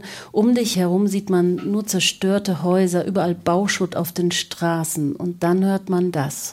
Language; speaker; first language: German; native; German